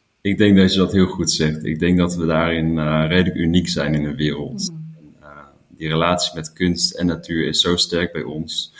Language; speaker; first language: Dutch; native; Dutch